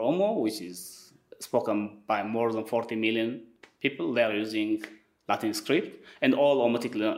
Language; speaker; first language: English; non-native, fluent; Wolaytta